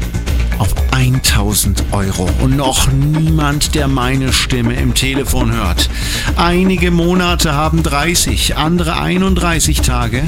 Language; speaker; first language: German; native; German